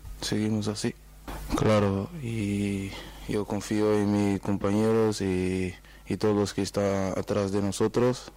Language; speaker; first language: Spanish; non-native, learner; Portuguese